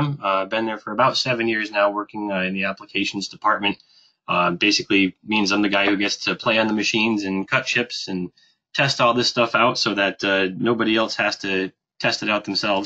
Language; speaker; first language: English; native; English